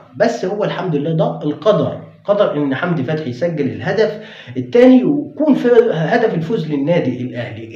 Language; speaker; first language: Arabic; native; Arabic